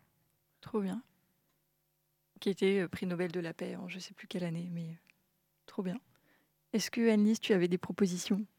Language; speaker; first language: French; native; French